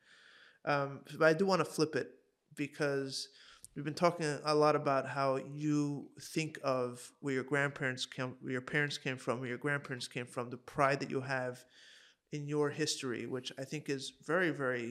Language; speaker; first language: English; native; English